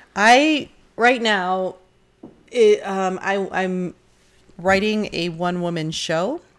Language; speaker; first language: English; native; English